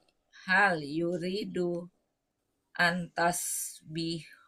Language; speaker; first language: Arabic; non-native, learner; Indonesian